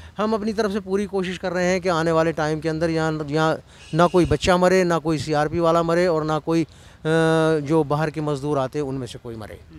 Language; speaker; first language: Hindi; non-native, local second language; Kashmiri